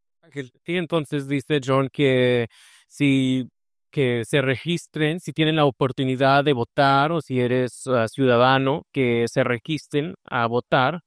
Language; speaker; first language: Spanish; early bilingual, heritage; Spanish